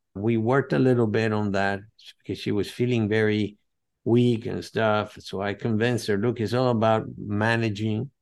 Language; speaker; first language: English; non-native, fluent; Spanish